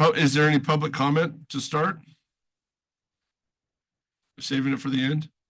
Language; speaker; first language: English; native; English